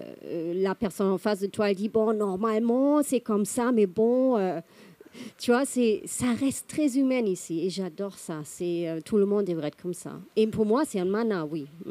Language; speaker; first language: French; non-native, fluent; German